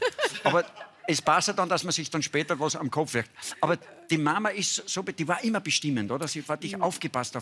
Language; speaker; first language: German; native; German